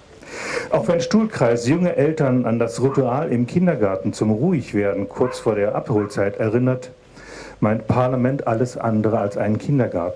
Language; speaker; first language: German; native; German